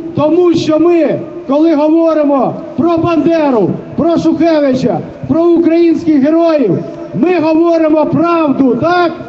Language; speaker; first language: Ukrainian; native; Ukrainian